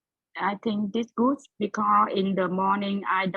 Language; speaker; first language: English; non-native, learner; Vietnamese